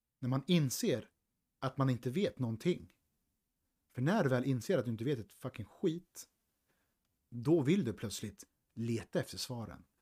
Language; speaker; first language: Swedish; native; Swedish